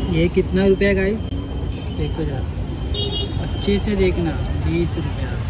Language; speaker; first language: Hindi; non-native, local second language; Marathi